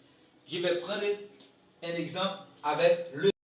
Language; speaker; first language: French; non-native, local second language; Haitian Creole